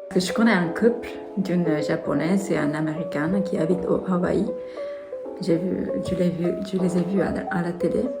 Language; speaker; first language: French; non-native, fluent; Japanese